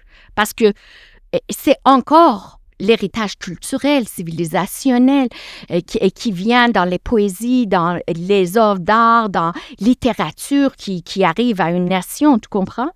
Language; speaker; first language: French; non-native, fluent; Persian